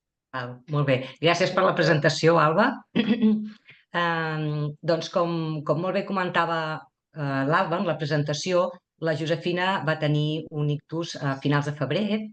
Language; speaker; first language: Catalan; native; Catalan